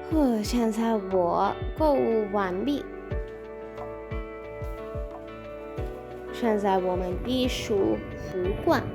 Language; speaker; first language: Chinese; non-native, learner; Sinhala